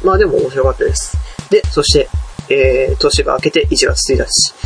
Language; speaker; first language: Japanese; native; Japanese